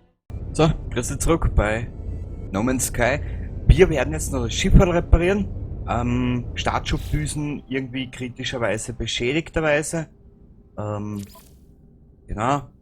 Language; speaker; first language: German; native; German